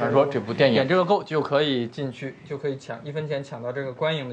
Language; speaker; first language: Chinese; native; Chinese